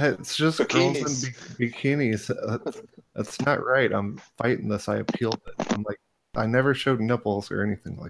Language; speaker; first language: English; native; English